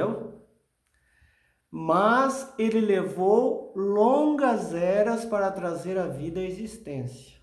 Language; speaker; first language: Portuguese; native; Portuguese